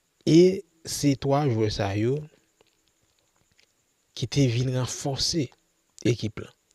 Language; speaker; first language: French; non-native, local second language; Haitian Creole